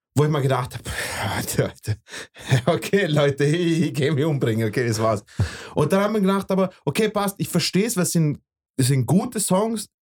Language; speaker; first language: German; early bilingual, other home language; Bosnian